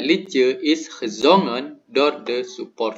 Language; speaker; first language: Dutch; non-native, learner; Indonesian